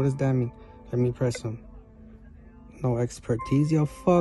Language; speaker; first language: English; native; English